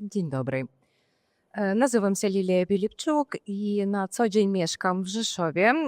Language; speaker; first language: Polish; non-native, fluent; Ukrainian